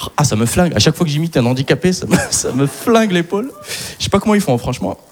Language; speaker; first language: French; early bilingual, other home language; Arabic